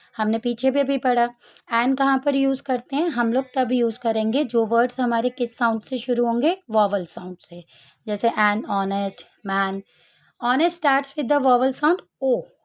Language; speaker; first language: Hindi; native; Hindi